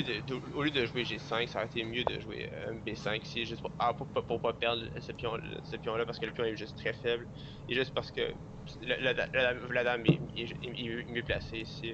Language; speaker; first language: French; native; French